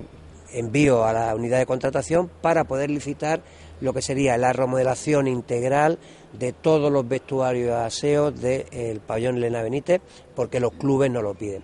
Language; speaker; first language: Spanish; native; Spanish